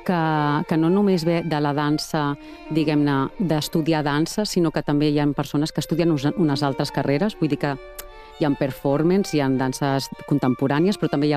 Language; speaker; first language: Catalan; native; Catalan